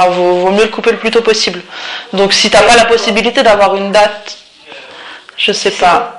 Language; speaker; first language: French; early bilingual, other home language; Arabic